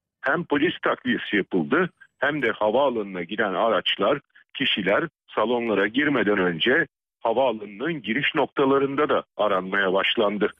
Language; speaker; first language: Turkish; native; Turkish